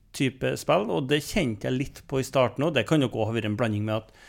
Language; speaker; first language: Norwegian; native; Norwegian